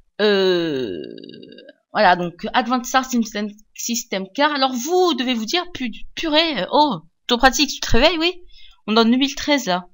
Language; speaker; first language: French; native; French